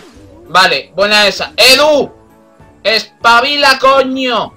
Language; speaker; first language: Spanish; native; Spanish